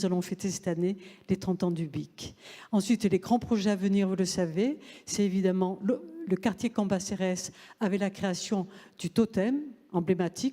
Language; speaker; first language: French; native; French